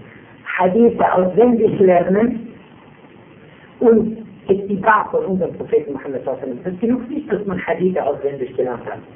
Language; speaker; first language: German; non-native, fluent; Turkish